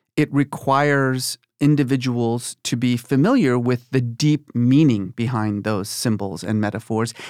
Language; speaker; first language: English; early bilingual, other home language; Persian